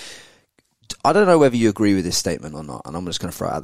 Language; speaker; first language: English; native; English